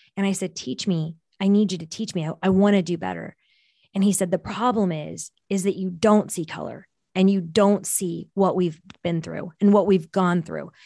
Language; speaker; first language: English; early bilingual, other home language; Portuguese